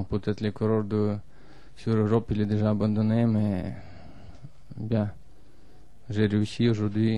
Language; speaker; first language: French; non-native, learner; Russian